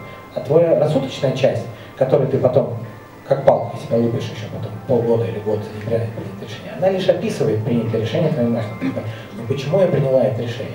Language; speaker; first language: Russian; native; Russian